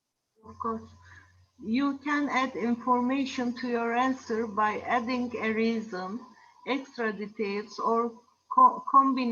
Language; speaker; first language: English; non-native, learner; Turkish